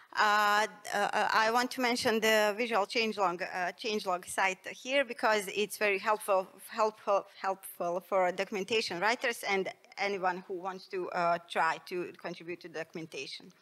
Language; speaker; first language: English; non-native, fluent; Bosnian